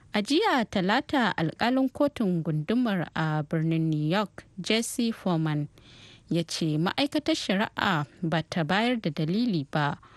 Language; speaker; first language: Hausa; native; Hausa